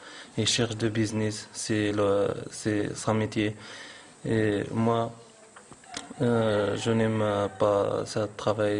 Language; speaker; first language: French; non-native, local second language; Arabic